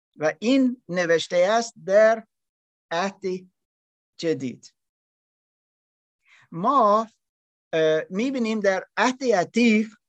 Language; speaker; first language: Persian; non-native, learner; German